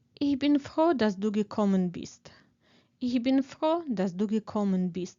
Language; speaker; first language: German; non-native, fluent; Ukrainian